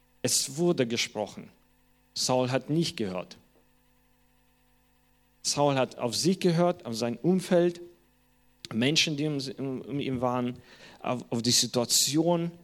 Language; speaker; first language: German; non-native, fluent; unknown